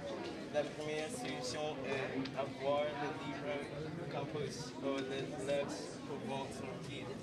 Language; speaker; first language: French; non-native, learner; English